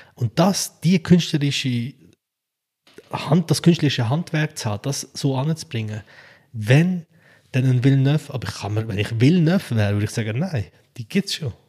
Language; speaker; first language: German; early bilingual, other home language; Albanian